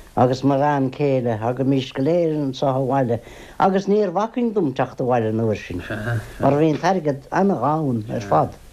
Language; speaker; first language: Irish; native; Irish